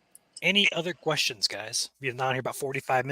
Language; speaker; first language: English; native; English